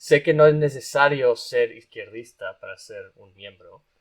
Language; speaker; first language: Spanish; non-native, fluent; English